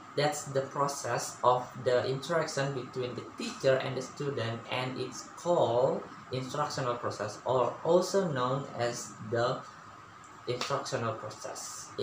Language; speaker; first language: English; non-native, learner; Balinese